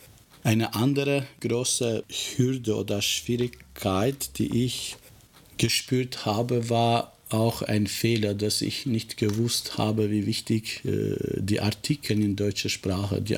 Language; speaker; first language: German; non-native, fluent; Albanian